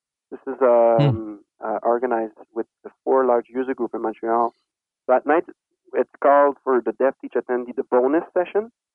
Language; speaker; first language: English; non-native, fluent; French